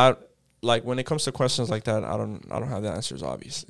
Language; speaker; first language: English; early bilingual, other home language; Spanish